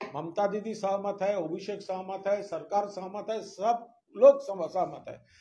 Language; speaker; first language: Hindi; non-native, local second language; Bangla